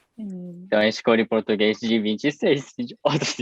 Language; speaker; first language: Portuguese; non-native, fluent; Japanese